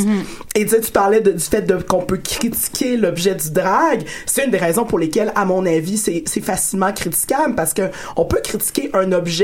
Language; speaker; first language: French; native; French